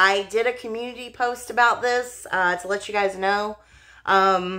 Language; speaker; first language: English; native; English